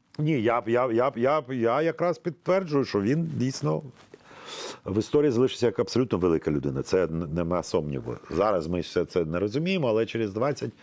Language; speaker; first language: Ukrainian; non-native, local second language; Russian